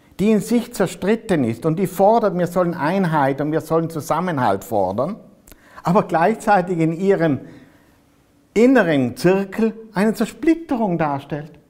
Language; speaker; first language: German; native; German